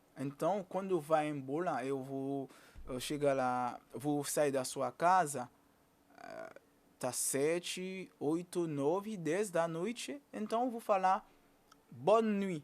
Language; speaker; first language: Portuguese; non-native, fluent; Haitian Creole